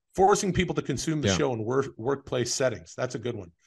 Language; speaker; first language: English; native; English